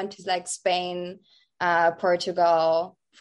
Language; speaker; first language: English; non-native, fluent; Dutch